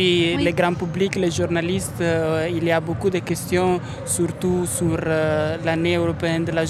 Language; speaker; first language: French; non-native, fluent; Italian